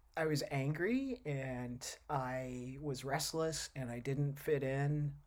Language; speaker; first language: English; native; English